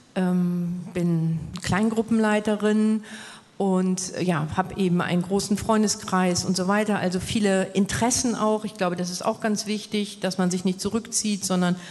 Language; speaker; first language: German; native; German